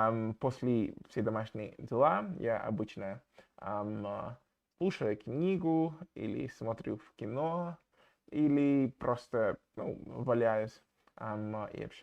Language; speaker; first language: Russian; non-native, fluent; English